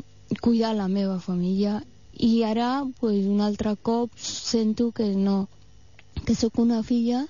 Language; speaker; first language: Catalan; non-native, fluent; Persian